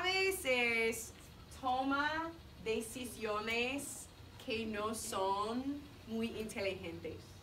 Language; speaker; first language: Spanish; non-native, fluent; English